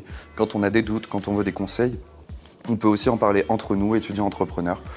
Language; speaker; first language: French; native; French